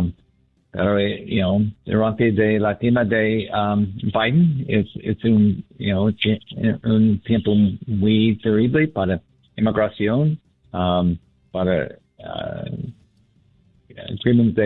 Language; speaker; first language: Spanish; non-native, learner; English